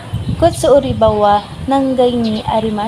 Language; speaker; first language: Japanese; non-native, learner; Filipino